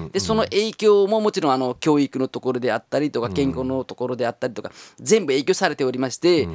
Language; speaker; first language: Japanese; non-native, fluent; Nepali